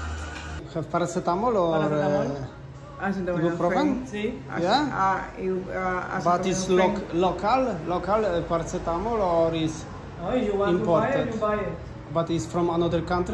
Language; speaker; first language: English; non-native, learner; Polish